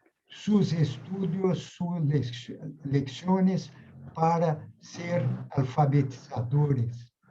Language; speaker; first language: Spanish; non-native, fluent; Portuguese